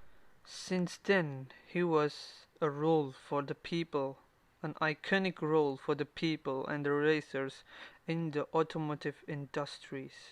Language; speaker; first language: English; non-native, fluent; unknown